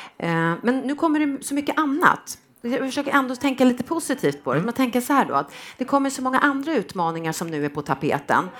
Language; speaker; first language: Swedish; native; Swedish